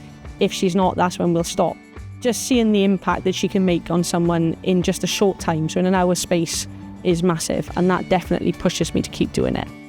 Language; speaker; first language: English; native; English